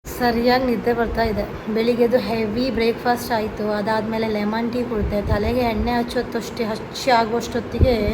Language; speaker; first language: Kannada; non-native, local second language; Tulu